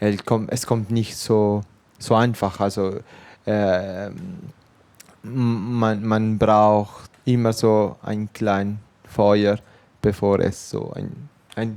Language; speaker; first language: German; non-native, fluent; Italian